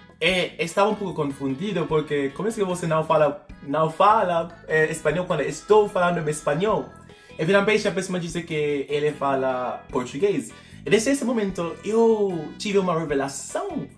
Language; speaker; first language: Portuguese; non-native, fluent; English